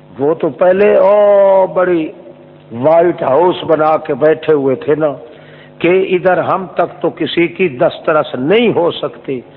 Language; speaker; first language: Urdu; non-native, local second language; Saraiki